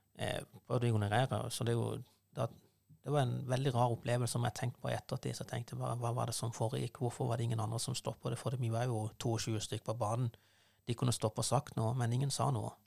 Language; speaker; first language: Norwegian; non-native, fluent; Persian